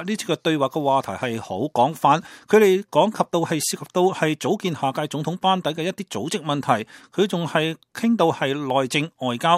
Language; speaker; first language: Chinese; non-native, local second language; Cantonese